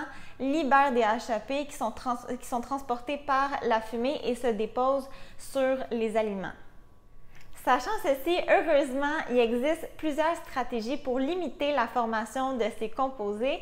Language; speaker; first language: French; native; French